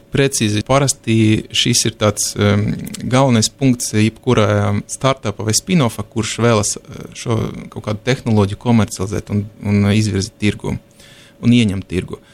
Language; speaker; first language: Latvian; non-native, local second language; Russian